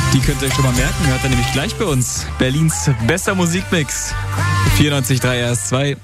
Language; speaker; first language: German; native; German